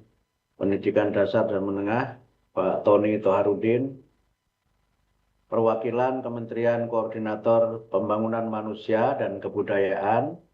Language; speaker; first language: Indonesian; native; Indonesian